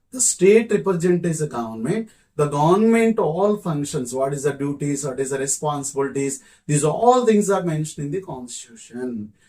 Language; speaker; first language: English; non-native, local second language; Telugu